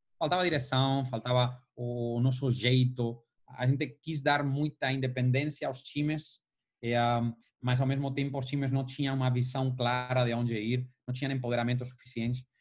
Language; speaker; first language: Portuguese; non-native, fluent; Spanish